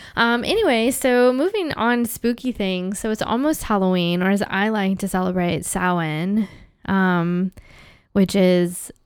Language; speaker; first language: English; native; English